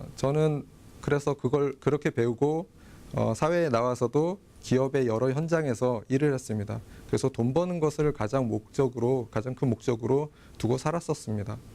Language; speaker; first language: Korean; native; Korean